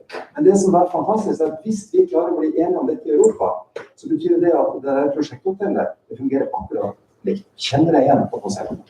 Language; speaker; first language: Norwegian; native; Norwegian